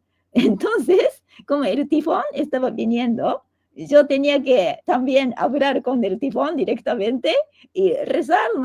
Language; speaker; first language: Spanish; non-native, fluent; Japanese